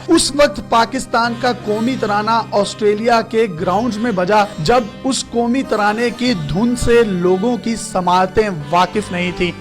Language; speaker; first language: Urdu; non-native, local second language; Punjabi